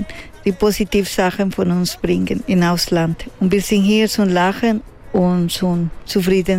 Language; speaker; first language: German; non-native, learner; Spanish